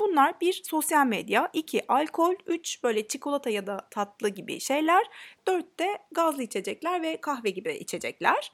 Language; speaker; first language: Turkish; native; Turkish